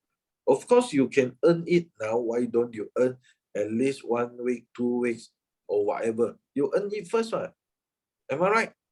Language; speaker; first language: English; non-native, fluent; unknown